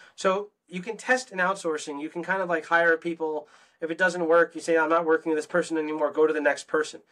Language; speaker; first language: English; native; English